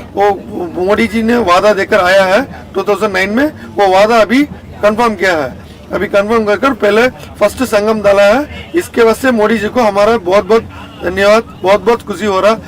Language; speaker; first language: Hindi; non-native, local second language; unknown